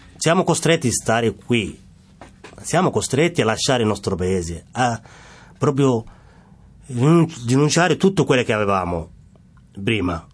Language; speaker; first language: Italian; non-native, fluent; Somali